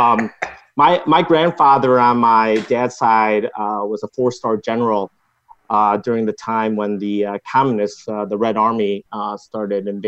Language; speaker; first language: English; non-native, local second language; Cantonese